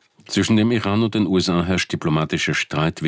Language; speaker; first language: German; native; German